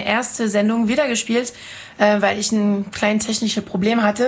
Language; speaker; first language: German; non-native, fluent; French